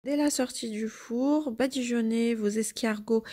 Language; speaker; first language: French; non-native, local second language; Arabic